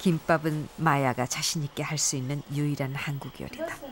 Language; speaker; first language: Korean; native; Korean